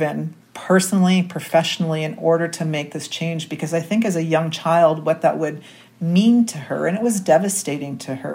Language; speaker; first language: English; native; English